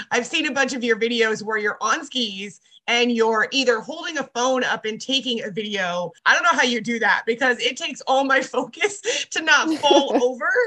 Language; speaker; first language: English; native; English